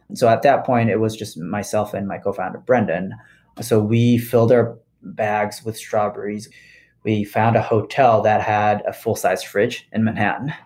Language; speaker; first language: English; non-native, fluent; Japanese